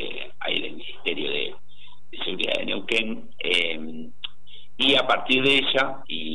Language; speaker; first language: Spanish; native; Spanish